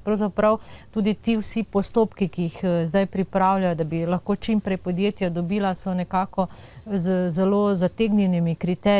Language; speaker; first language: Slovenian; native; Slovenian